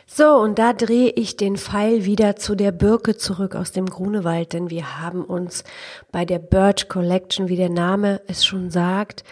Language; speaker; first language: German; early bilingual, other home language; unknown